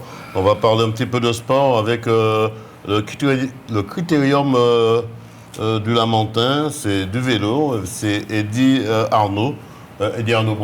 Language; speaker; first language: French; native; French